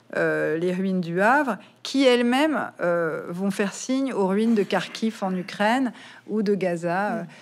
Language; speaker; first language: French; native; French